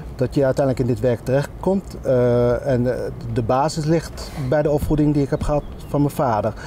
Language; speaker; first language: Dutch; early bilingual, other home language; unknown